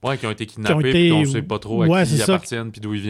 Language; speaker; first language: French; native; French